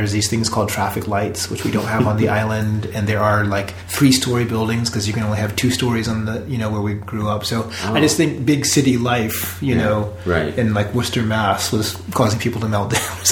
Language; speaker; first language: English; native; English